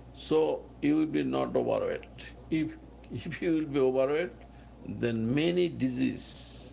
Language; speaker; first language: English; non-native, local second language; Bangla